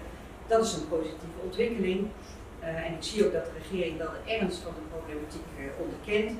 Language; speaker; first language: Dutch; non-native, local second language; Papiamento